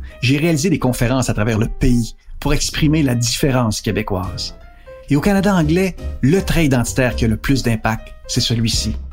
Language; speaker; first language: French; native; French